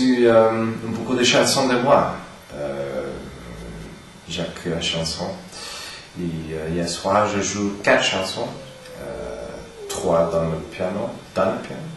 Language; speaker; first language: French; non-native, learner; English